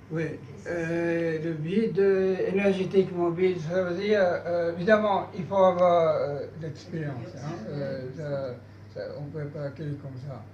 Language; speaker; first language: French; non-native, learner; Japanese